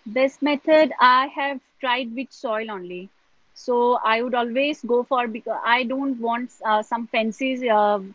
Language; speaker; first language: English; non-native, local second language; Assamese